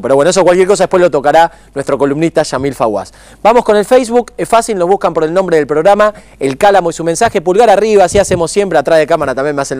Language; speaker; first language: Spanish; native; Spanish